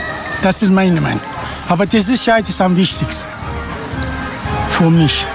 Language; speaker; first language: German; non-native, learner; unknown